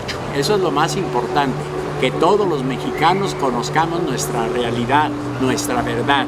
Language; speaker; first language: Spanish; native; Spanish